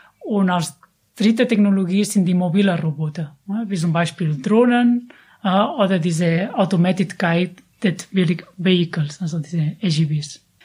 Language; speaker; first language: German; non-native, fluent; Catalan